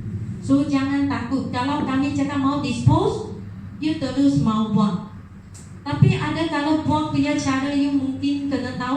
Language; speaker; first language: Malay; non-native, local second language; Chinese